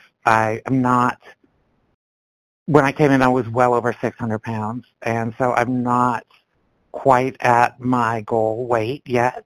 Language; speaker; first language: English; native; English